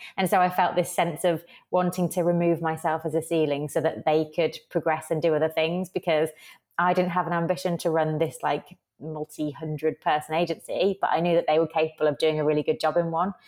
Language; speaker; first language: English; native; English